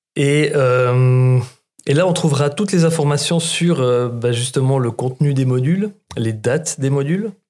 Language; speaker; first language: French; native; French